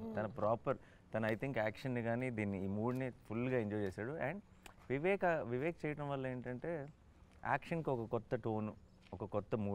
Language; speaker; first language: Telugu; native; Telugu